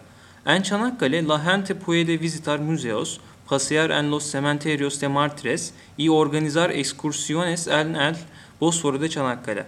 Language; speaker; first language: Spanish; non-native, learner; Turkish